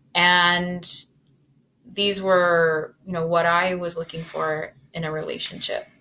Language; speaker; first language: English; native; English